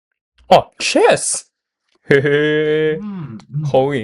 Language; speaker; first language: Cantonese; non-native, learner; Japanese